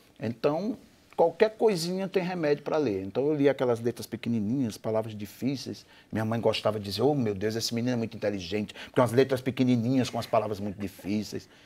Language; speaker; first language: Portuguese; native; Portuguese